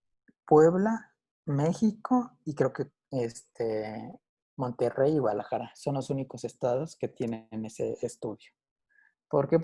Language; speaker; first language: Spanish; native; Spanish